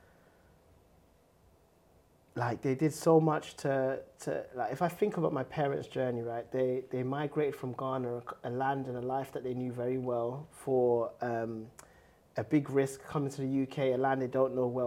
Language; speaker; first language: English; native; English